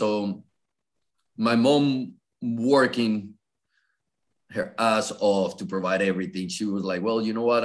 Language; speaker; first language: English; non-native, fluent; Spanish